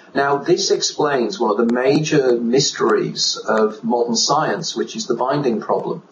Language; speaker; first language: English; native; English